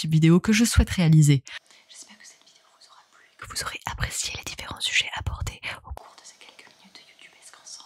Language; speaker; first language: French; native; French